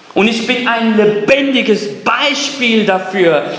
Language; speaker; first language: German; non-native, fluent; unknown